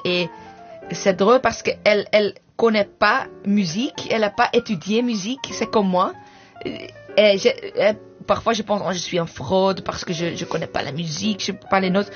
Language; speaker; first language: French; non-native, fluent; English